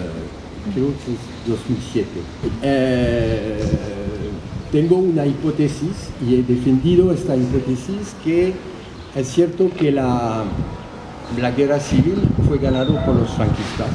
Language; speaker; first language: Spanish; early bilingual, heritage; French